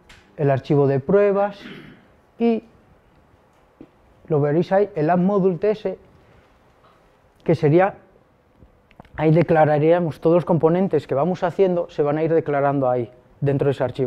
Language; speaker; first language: Spanish; native; Spanish